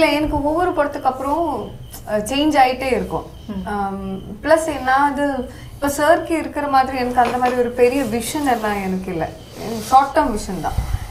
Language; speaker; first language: Tamil; non-native, local second language; Malayalam